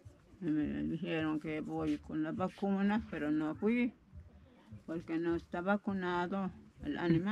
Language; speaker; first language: Spanish; non-native, local second language; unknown